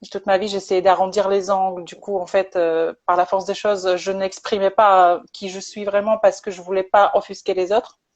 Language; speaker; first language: French; non-native, fluent; Polish